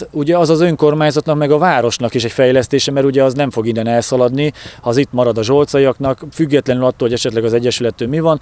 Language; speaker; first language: Hungarian; native; Hungarian